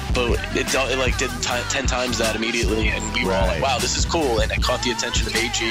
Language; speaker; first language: English; native; English